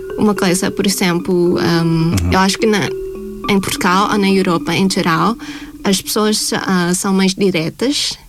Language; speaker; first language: Portuguese; non-native, fluent; Thai